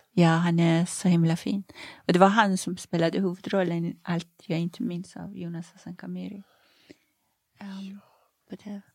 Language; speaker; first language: Swedish; non-native, fluent; Persian